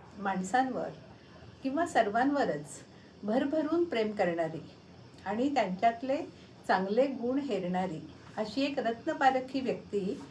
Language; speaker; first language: Marathi; native; Marathi